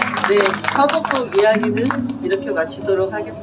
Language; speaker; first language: Korean; native; Korean